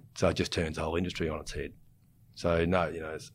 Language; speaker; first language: English; native; English